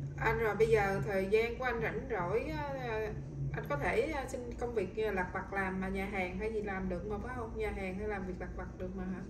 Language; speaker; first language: Vietnamese; native; Vietnamese